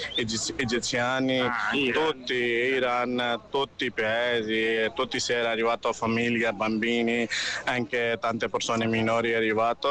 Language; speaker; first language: Italian; non-native, learner; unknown